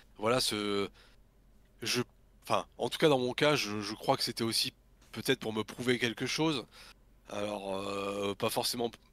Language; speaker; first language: French; native; French